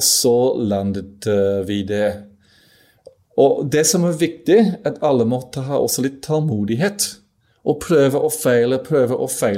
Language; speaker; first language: Norwegian; non-native, fluent; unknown